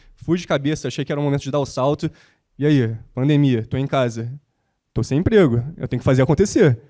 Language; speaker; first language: Portuguese; native; Portuguese